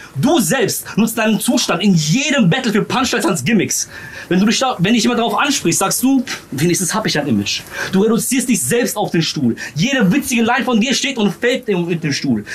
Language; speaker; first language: German; early bilingual, other home language; Romanian